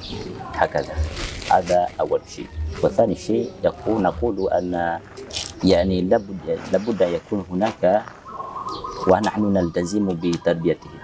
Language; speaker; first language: Arabic; non-native, fluent; Indonesian